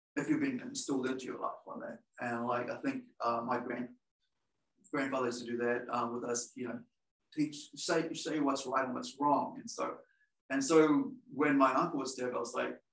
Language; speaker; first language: English; native; English